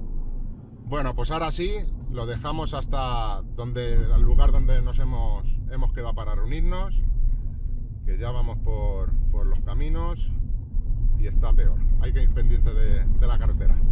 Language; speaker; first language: Spanish; native; Spanish